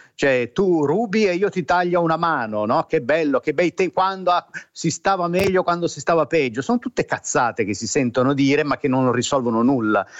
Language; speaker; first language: Italian; native; Italian